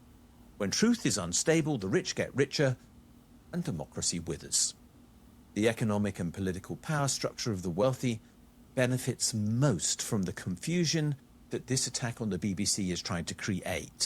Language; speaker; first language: English; native; English